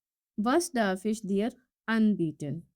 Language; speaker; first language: German; non-native, fluent; Urdu